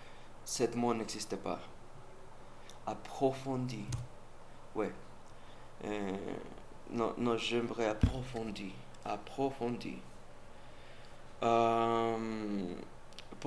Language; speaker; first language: French; non-native, learner; Spanish